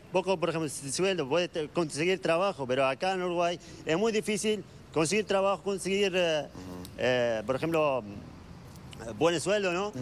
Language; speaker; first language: Spanish; non-native, learner; Arabic